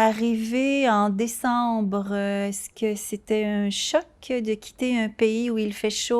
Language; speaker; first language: French; native; French